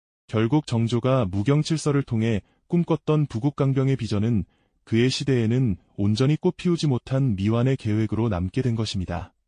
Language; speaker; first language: Korean; native; Korean